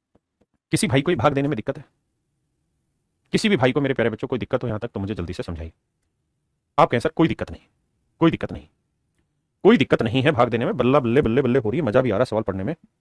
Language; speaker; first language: Hindi; native; Hindi